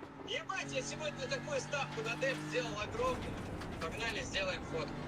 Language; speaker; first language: Russian; native; Russian